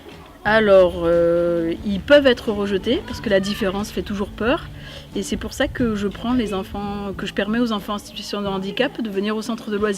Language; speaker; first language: French; native; French